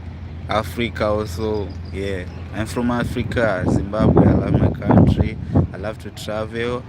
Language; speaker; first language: English; non-native, local second language; Shona